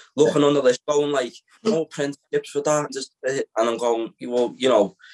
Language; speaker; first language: English; native; English